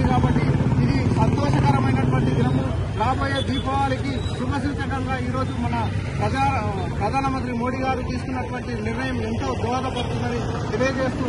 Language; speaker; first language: Telugu; native; Telugu